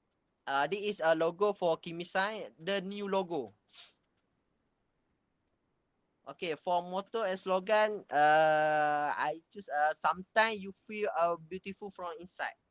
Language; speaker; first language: English; non-native, local second language; Malay